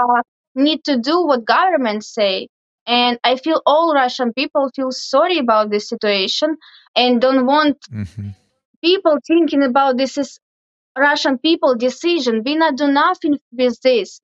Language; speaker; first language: English; non-native, learner; Russian